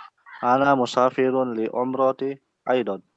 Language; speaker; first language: Arabic; non-native, learner; Indonesian